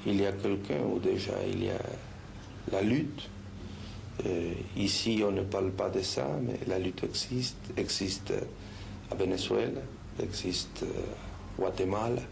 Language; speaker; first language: French; non-native, fluent; Spanish